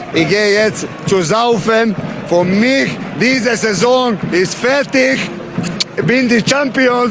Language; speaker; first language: German; non-native, learner; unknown